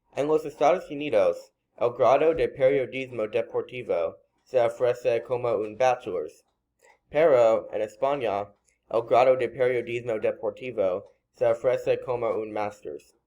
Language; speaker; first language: Spanish; non-native, learner; English